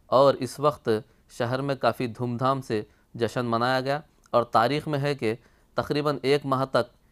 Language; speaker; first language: Urdu; native; Urdu